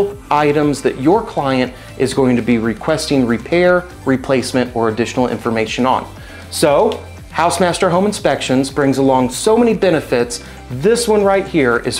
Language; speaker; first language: English; native; English